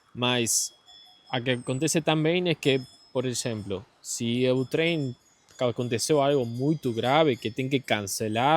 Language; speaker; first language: Portuguese; non-native, learner; Spanish